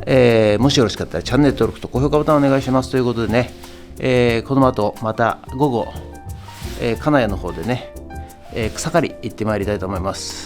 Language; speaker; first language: Japanese; native; Japanese